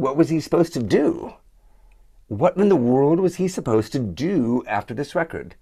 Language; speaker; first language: English; native; English